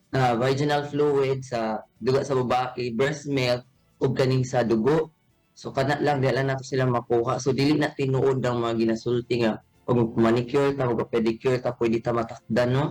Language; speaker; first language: Cebuano; native; Cebuano